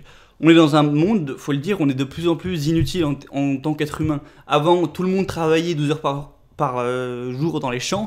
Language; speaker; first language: French; native; French